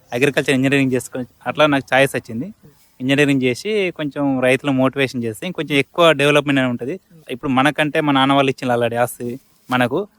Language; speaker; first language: Telugu; native; Telugu